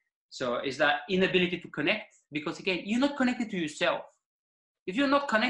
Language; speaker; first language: English; non-native, fluent; Bulgarian